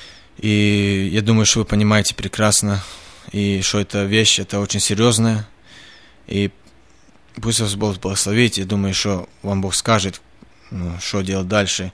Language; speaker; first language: Russian; early bilingual, heritage; Russian